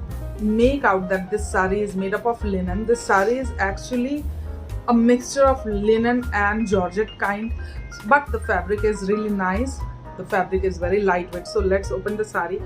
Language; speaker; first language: English; non-native, local second language; Hindi